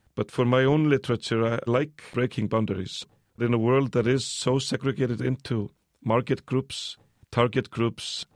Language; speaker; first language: English; early bilingual, other home language; Icelandic